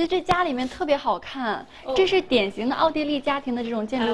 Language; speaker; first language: Chinese; native; Chinese